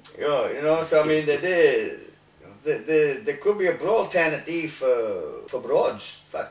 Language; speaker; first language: Swedish; non-native, learner; English